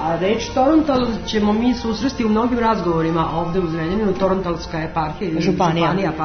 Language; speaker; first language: Serbian; native; Serbian